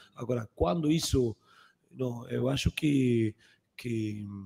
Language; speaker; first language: Portuguese; non-native, learner; Spanish